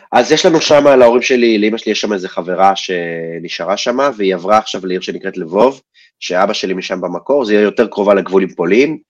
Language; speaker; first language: Hebrew; early bilingual, other home language; Russian